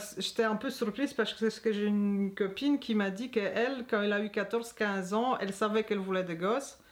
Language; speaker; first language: French; non-native, fluent; Polish